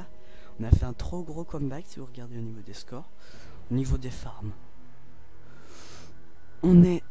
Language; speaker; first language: French; native; French